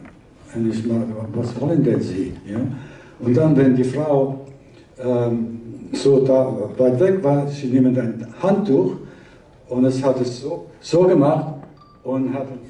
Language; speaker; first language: German; early bilingual, heritage; Italian